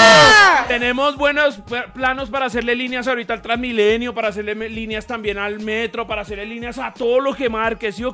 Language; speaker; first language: Spanish; native; Spanish